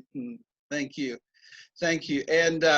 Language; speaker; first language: English; native; English